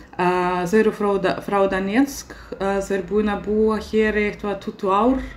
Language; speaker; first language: Icelandic; non-native, fluent; Russian